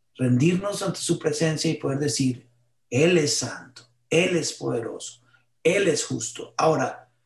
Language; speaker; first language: Spanish; early bilingual, heritage; Spanish